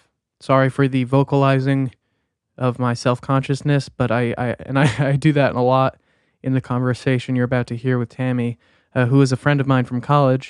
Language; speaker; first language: English; native; English